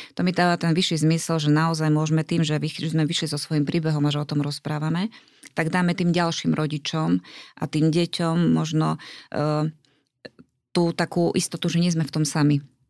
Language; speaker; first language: Slovak; native; Slovak